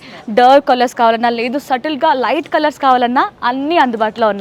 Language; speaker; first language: Telugu; native; Telugu